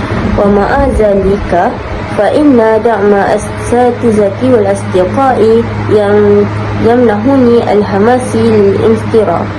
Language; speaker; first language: Arabic; non-native, learner; Malay